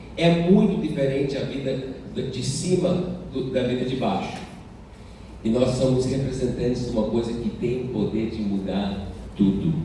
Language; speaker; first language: Portuguese; non-native, fluent; English